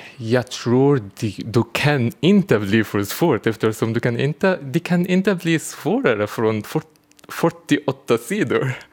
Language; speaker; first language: Swedish; non-native, learner; Arabic